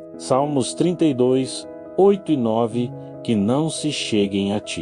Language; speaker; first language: Portuguese; native; Portuguese